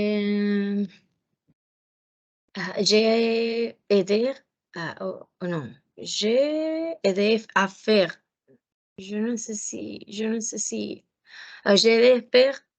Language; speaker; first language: French; non-native, learner; Spanish